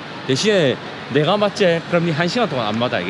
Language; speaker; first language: Korean; native; Korean